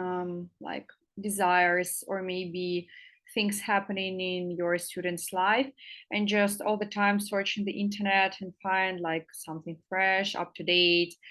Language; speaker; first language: English; non-native, fluent; Russian